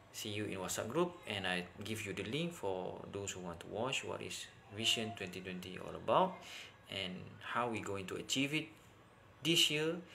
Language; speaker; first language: English; non-native, local second language; Malay